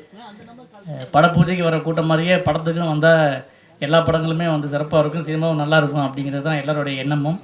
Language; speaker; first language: Tamil; native; Tamil